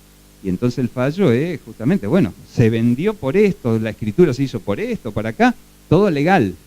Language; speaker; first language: Spanish; native; Spanish